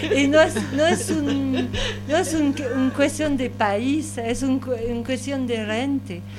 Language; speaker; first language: Spanish; non-native, learner; French